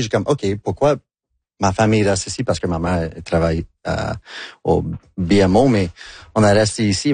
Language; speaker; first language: French; non-native, local second language; English